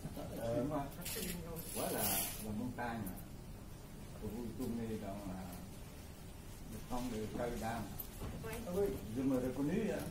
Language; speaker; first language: French; non-native, learner; Khmer